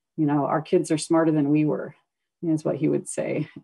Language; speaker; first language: English; native; English